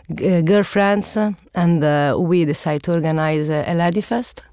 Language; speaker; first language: English; non-native, learner; Italian